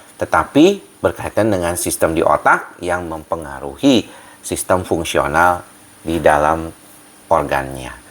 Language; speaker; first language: Indonesian; native; Indonesian